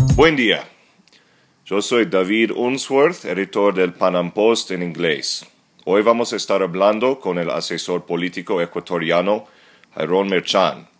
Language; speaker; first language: Spanish; non-native, fluent; English